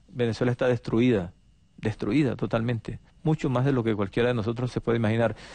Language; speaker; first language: Spanish; native; Spanish